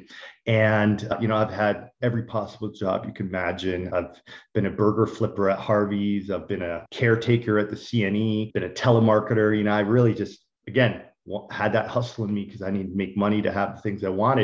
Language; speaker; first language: English; native; English